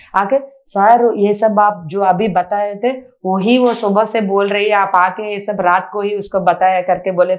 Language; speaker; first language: Hindi; non-native, local second language; Telugu